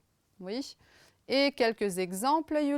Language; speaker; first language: French; non-native, fluent; Romanian